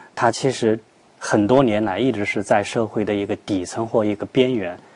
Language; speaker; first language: Chinese; native; Chinese